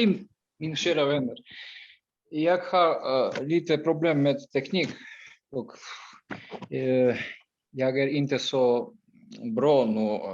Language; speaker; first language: Swedish; non-native, fluent; Georgian